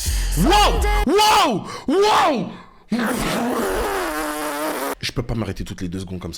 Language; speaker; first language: French; native; French